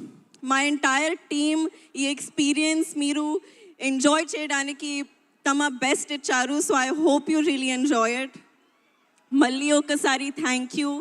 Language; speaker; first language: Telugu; non-native, local second language; Hindi